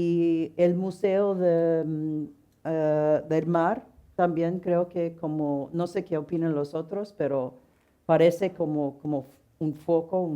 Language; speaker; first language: Spanish; non-native, fluent; English